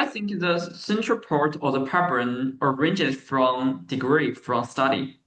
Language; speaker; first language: English; non-native, learner; Chinese